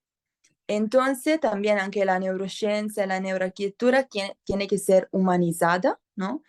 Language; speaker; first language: Spanish; non-native, learner; Italian